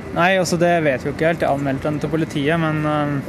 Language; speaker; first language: Norwegian; native; Norwegian